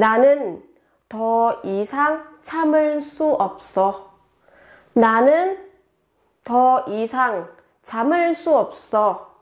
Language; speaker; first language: Korean; non-native, fluent; Vietnamese